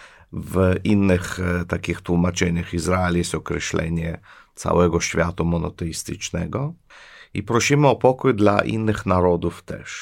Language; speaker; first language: Polish; non-native, fluent; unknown